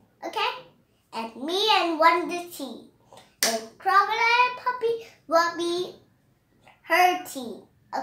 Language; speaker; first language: English; non-native, learner; Vietnamese